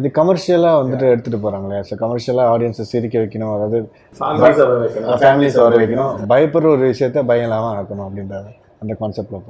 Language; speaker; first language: Tamil; native; Tamil